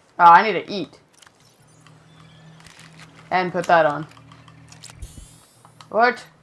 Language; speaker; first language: English; native; English